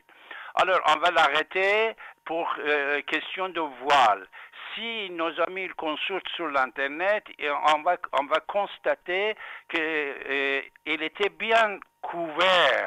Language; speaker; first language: French; non-native, fluent; Persian